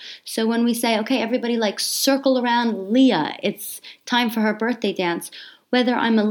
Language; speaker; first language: English; native; English